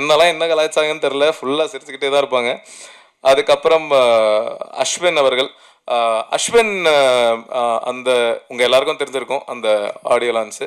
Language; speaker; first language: Tamil; native; Tamil